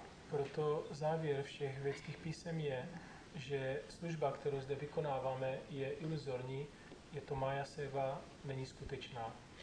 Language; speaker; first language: Czech; native; Czech